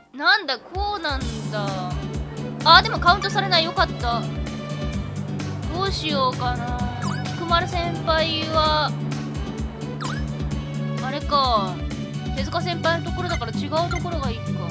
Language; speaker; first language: Japanese; native; Japanese